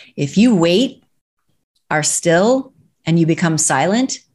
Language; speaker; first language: English; native; English